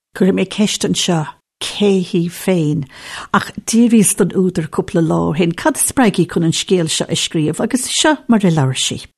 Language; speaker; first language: Irish; native; Irish